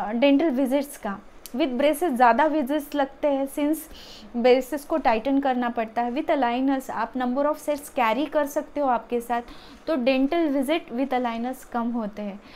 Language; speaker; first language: Hindi; non-native, local second language; Marathi